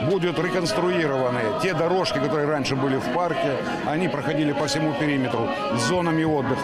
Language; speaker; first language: Russian; native; Russian